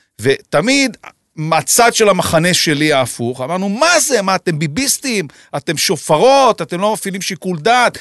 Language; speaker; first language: Hebrew; native; Hebrew